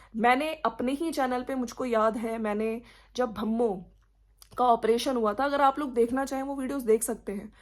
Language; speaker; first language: Hindi; native; Hindi